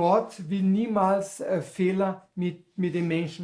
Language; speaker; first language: German; non-native, learner; Portuguese